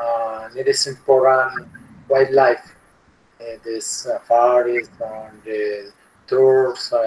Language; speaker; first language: English; non-native, learner; Spanish